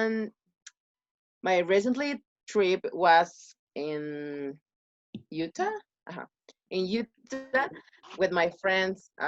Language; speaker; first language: English; non-native, learner; Spanish